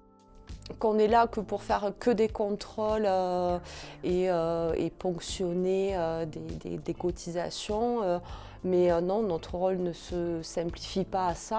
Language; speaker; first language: French; native; French